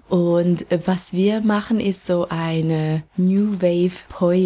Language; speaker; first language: German; non-native, fluent; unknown